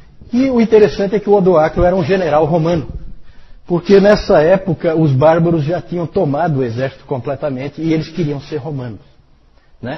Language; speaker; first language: Portuguese; native; Portuguese